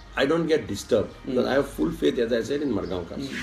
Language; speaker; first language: English; non-native, local second language; Konkani